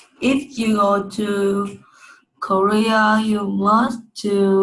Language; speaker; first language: English; non-native, learner; Vietnamese